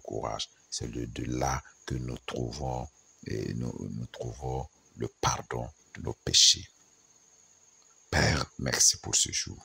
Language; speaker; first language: French; non-native, local second language; Mossi